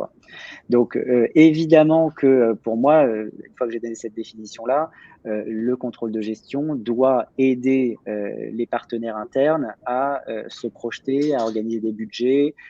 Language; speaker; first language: French; native; French